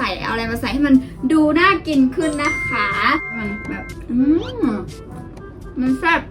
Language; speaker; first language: Thai; native; Thai